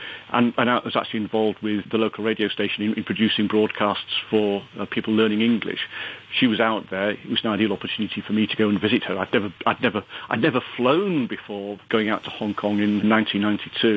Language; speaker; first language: English; native; English